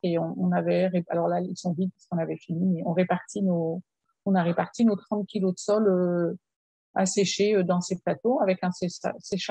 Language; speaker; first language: French; native; French